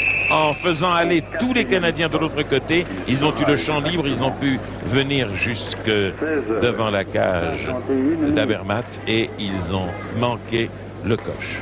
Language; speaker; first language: French; native; French